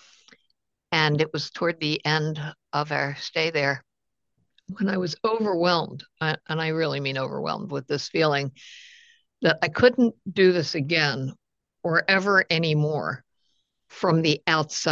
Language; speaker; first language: English; native; English